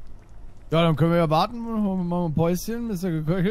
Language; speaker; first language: German; native; German